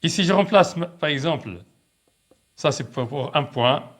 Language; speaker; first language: French; non-native, local second language; Arabic